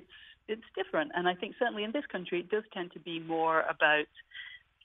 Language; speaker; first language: English; native; English